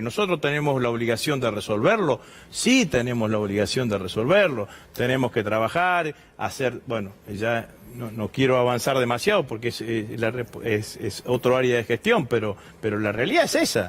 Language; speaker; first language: Spanish; native; Spanish